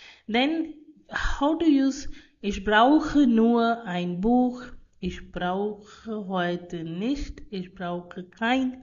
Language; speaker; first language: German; non-native, fluent; Hindi